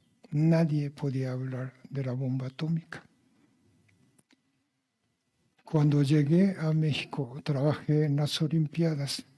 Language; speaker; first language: Spanish; non-native, fluent; Japanese